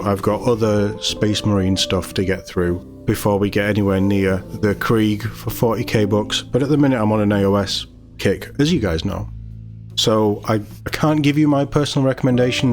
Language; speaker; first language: English; native; English